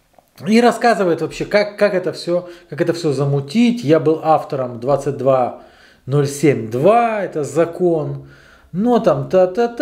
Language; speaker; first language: Russian; native; Russian